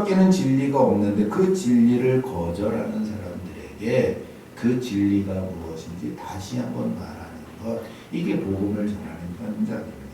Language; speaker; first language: Korean; native; Korean